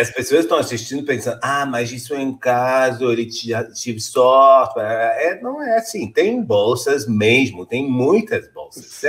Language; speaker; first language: Portuguese; non-native, fluent; French